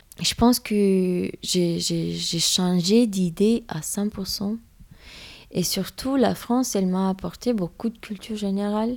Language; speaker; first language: French; non-native, fluent; Romanian